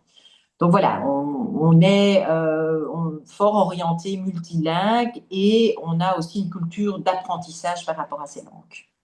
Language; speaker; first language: French; native; French